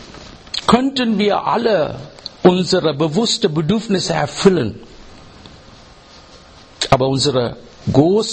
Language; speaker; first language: German; non-native, learner; English